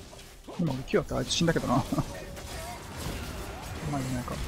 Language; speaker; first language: Japanese; native; Japanese